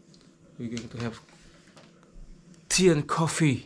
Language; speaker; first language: English; non-native, learner; Indonesian